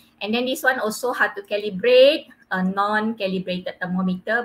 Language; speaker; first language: English; non-native, local second language; Malay